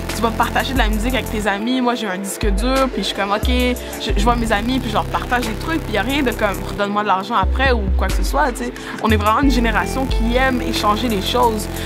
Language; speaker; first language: French; native; French